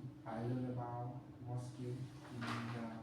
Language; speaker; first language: English; non-native, learner; Vietnamese